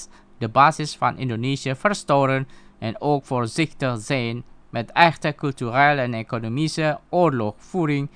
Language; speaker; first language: Dutch; non-native, fluent; Indonesian